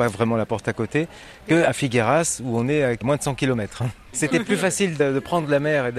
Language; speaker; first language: French; native; French